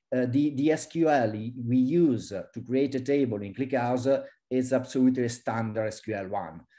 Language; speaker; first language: English; non-native, fluent; Italian